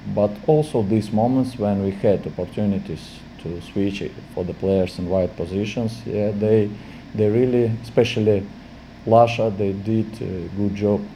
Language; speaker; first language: English; non-native, fluent; Latvian